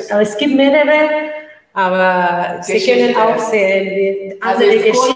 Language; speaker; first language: German; non-native, learner; Spanish